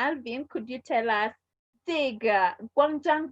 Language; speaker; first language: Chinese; non-native, fluent; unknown